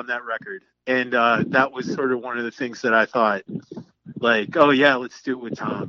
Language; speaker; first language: English; native; English